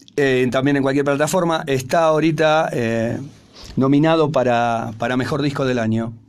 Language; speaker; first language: Spanish; native; Spanish